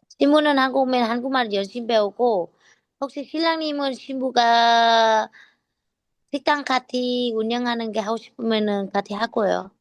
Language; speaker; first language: Korean; non-native, learner; Vietnamese